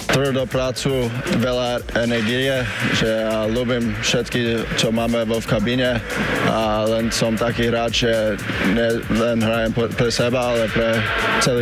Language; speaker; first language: Slovak; early bilingual, heritage; English